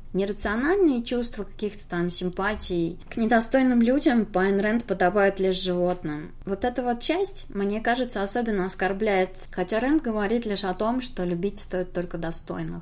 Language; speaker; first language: Russian; native; Russian